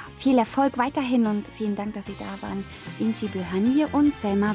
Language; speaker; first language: German; native; German